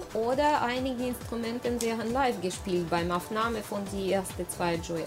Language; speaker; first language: German; non-native, learner; Russian